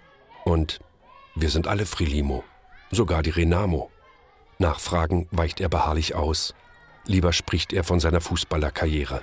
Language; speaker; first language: German; native; German